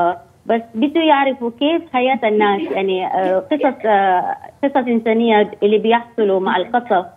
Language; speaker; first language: Arabic; non-native, fluent; Malay